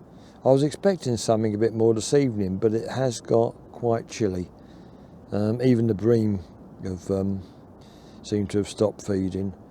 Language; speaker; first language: English; native; English